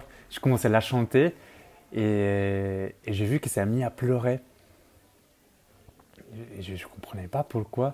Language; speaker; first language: French; non-native, fluent; Spanish